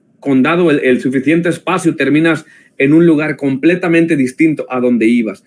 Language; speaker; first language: Spanish; native; Spanish